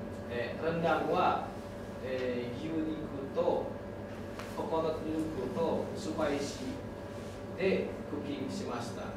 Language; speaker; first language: Japanese; non-native, learner; Indonesian